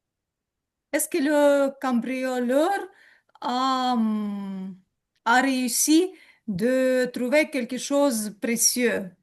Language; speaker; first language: French; non-native, learner; Ukrainian